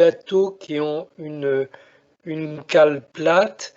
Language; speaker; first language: French; native; French